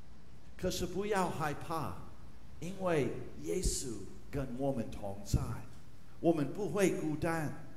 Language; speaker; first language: Chinese; non-native, fluent; English